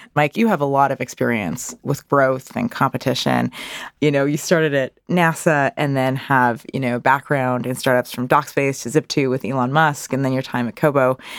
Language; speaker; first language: English; native; English